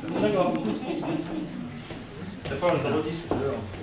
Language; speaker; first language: French; native; French